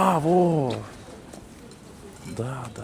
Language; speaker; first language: Russian; non-native, fluent; Lithuanian